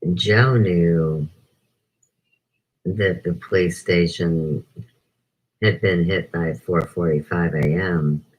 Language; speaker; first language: English; native; English